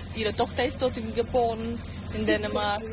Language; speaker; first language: German; non-native, learner; Romanian